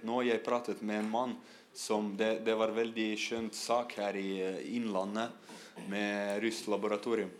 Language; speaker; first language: Norwegian; non-native, learner; Russian